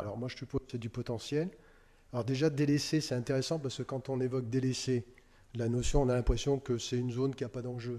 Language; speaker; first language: French; native; French